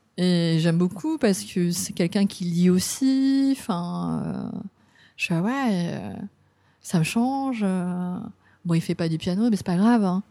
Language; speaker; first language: French; early bilingual, other home language; Cantonese